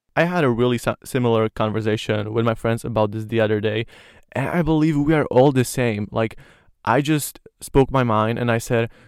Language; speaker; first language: English; non-native, fluent; Slovak